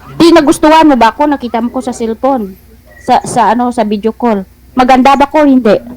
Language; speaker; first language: Filipino; non-native, local second language; Hiligaynon